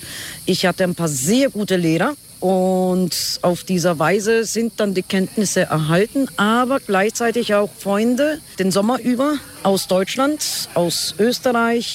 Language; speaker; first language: German; non-native, fluent; Greek